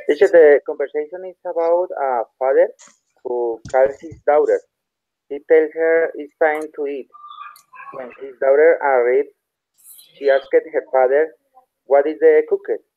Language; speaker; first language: English; non-native, learner; Spanish